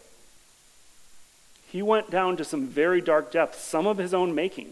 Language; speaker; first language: English; native; English